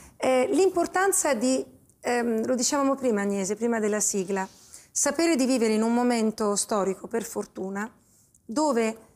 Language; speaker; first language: Italian; native; Italian